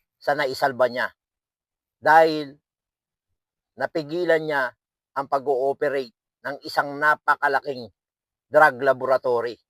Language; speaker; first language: Filipino; native; Filipino